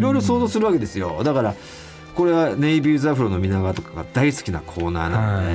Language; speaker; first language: Japanese; native; Japanese